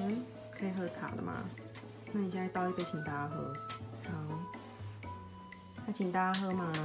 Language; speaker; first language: Chinese; native; Chinese